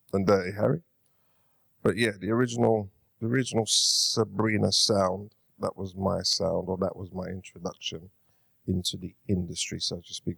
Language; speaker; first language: English; native; English